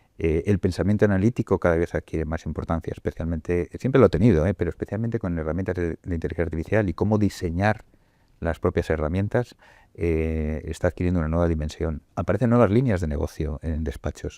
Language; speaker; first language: Spanish; native; Spanish